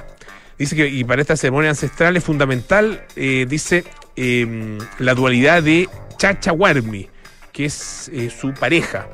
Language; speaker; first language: Spanish; native; Spanish